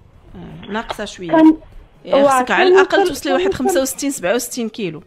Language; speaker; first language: Arabic; native; Arabic